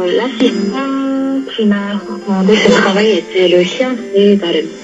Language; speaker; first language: French; non-native, learner; Korean